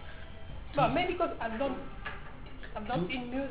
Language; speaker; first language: English; non-native, learner; French